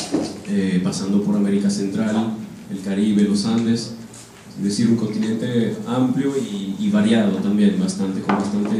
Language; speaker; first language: Spanish; non-native, fluent; French